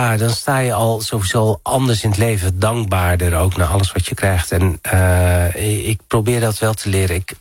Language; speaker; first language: Dutch; early bilingual, other home language; Arabic